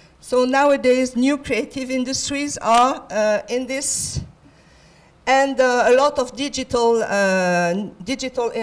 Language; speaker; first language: English; non-native, fluent; French